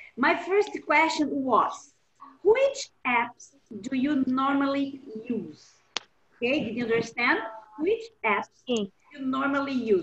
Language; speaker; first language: English; non-native, fluent; Portuguese